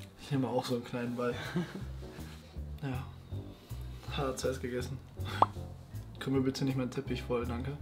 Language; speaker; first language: German; native; German